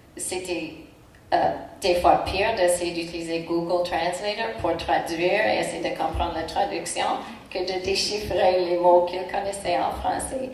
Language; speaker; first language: French; non-native, local second language; English